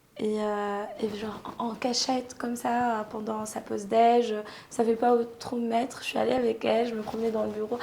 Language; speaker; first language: French; non-native, local second language; Arabic